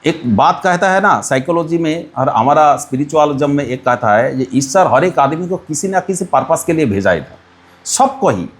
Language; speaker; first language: Hindi; non-native, local second language; Bangla